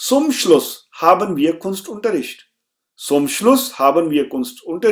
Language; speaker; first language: German; non-native, fluent; Urdu